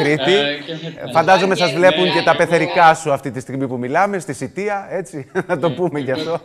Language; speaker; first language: Greek; native; Greek